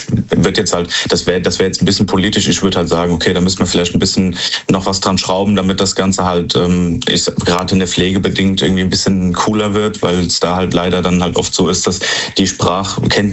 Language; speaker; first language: German; native; German